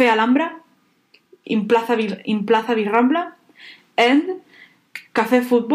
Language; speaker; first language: English; non-native, fluent; Spanish